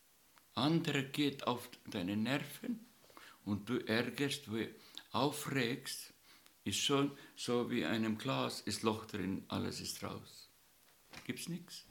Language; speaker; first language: German; non-native, learner; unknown